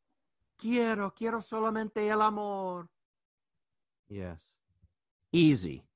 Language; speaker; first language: Spanish; non-native, learner; English